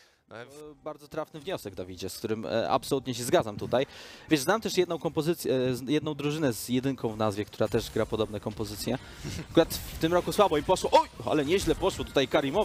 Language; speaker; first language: Polish; native; Polish